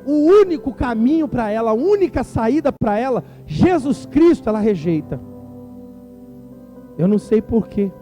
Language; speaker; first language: Portuguese; native; Portuguese